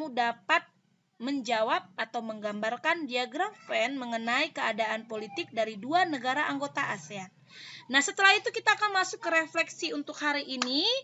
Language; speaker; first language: Indonesian; native; Indonesian